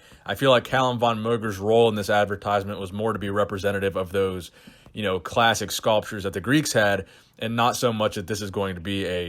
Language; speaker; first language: English; native; English